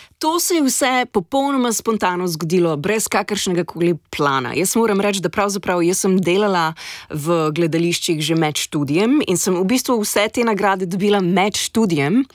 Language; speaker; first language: Slovenian; native; Slovenian